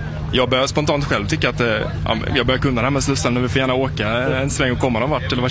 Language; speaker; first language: Swedish; native; Swedish